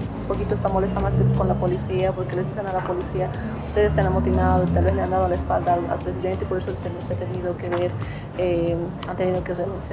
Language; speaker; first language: Spanish; native; Spanish